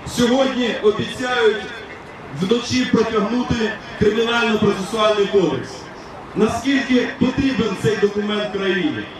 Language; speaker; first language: Ukrainian; native; Ukrainian